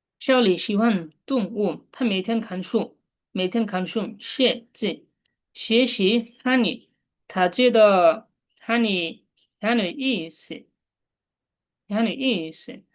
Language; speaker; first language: Chinese; non-native, fluent; Bangla